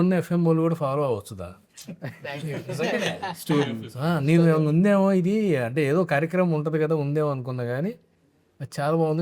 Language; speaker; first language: Telugu; native; Telugu